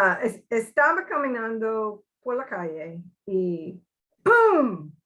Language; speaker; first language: Spanish; non-native, learner; English